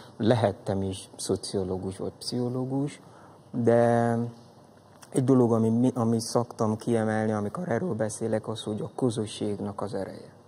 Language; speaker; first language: Hungarian; non-native, fluent; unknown